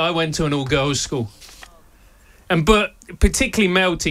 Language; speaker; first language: English; non-native, local second language; Spanish